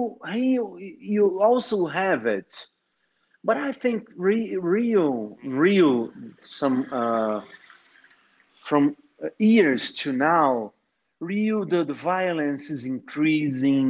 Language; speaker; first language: English; non-native, fluent; Portuguese